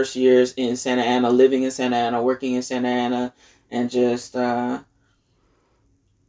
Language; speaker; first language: English; native; English